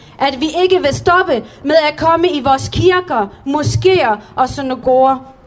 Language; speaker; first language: Danish; early bilingual, other home language; Arabic